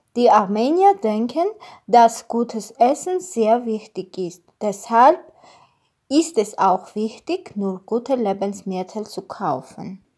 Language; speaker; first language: German; non-native, learner; Armenian